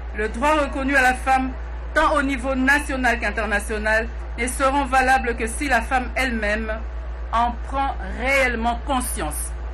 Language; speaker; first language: French; non-native, local second language; Lingala